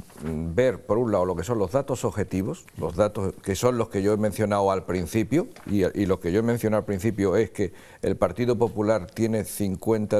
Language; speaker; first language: Spanish; native; Spanish